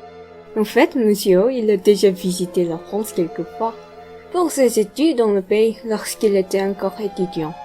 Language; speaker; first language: French; non-native, fluent; Korean